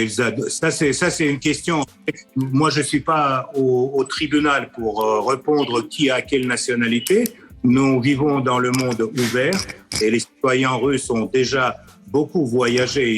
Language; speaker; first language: French; non-native, fluent; Russian